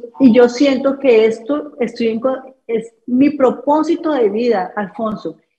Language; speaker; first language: Spanish; native; Spanish